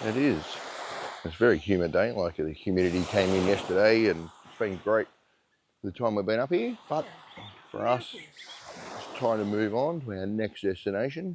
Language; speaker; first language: English; native; English